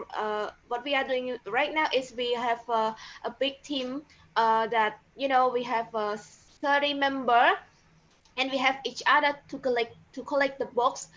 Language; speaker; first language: English; non-native, learner; Khmer